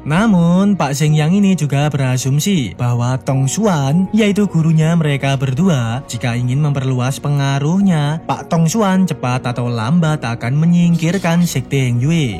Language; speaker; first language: Indonesian; native; Indonesian